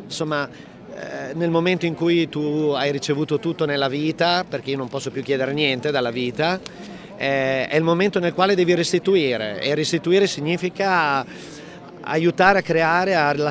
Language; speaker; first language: Italian; native; Italian